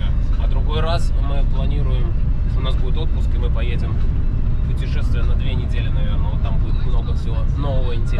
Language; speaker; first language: Russian; native; Russian